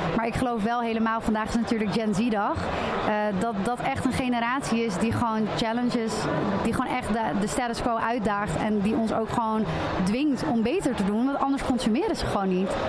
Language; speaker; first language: Dutch; native; Dutch